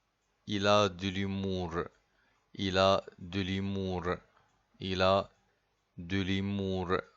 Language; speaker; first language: French; non-native, fluent; Arabic